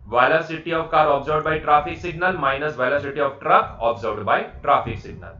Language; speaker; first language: English; non-native, local second language; Gujarati